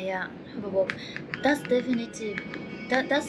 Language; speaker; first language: German; non-native, learner; Japanese